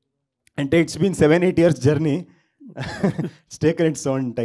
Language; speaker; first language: Telugu; non-native, learner; Kannada